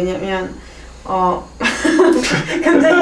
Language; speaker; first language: Korean; non-native, learner; French